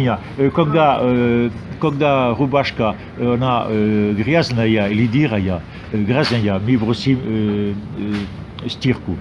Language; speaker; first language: Russian; non-native, fluent; French